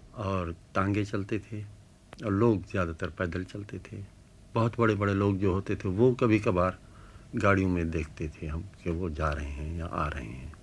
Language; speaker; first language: Urdu; native; Urdu